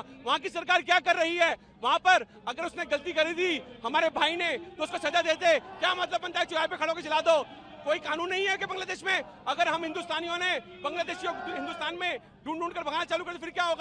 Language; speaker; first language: Hindi; native; Hindi